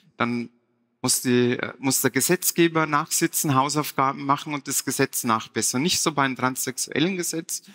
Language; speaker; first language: German; native; German